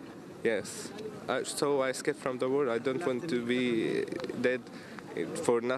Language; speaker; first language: English; non-native, fluent; Arabic